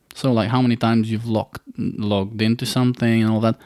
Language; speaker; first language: English; non-native, fluent; Bulgarian